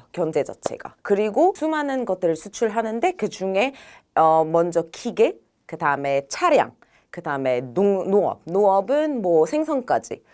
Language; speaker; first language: Korean; non-native, fluent; Arabic